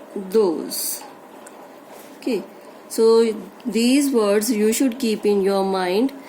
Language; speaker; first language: English; non-native, local second language; Punjabi